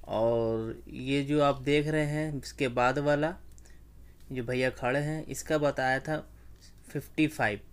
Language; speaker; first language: Hindi; native; Hindi